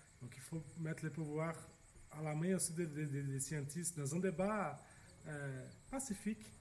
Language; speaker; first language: French; non-native, fluent; Portuguese